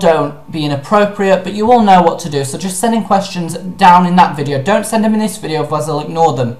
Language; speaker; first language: English; native; English